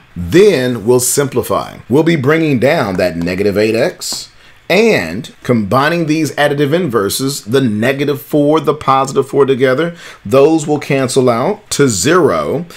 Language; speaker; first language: English; native; English